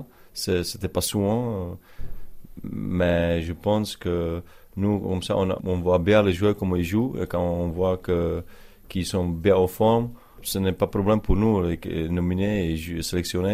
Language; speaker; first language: French; non-native, learner; Czech